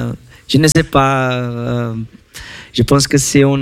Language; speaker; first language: French; non-native, learner; Portuguese